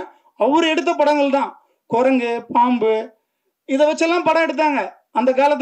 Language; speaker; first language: Tamil; native; Tamil